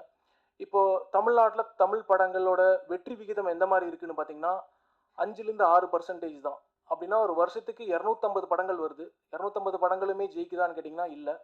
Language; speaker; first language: Tamil; native; Tamil